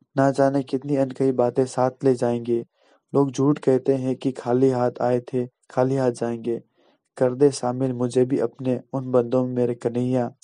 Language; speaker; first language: Hindi; native; Hindi